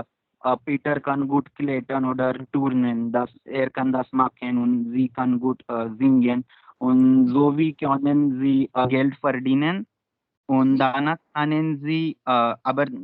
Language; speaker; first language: German; non-native, learner; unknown